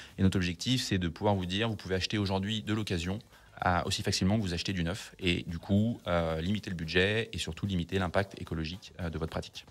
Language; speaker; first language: French; native; French